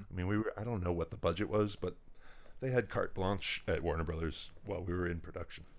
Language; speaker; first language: English; native; English